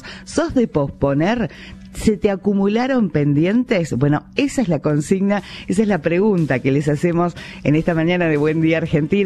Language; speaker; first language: Spanish; native; Spanish